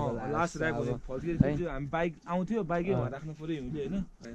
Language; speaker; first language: Nepali; native; Nepali